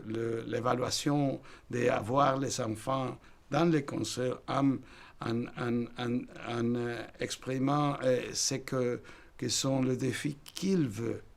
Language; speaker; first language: French; non-native, fluent; Spanish